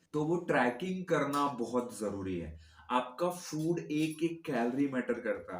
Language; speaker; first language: Hindi; native; Hindi